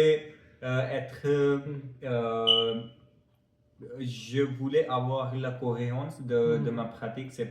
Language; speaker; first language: French; non-native, fluent; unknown